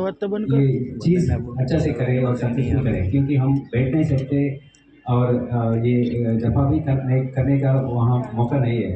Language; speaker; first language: Hindi; non-native, local second language; Telugu